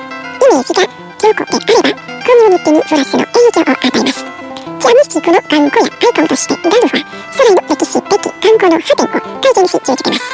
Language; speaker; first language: Japanese; non-native, fluent; Indonesian